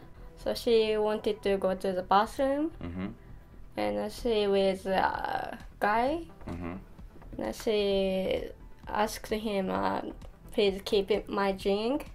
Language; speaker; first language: English; non-native, learner; Japanese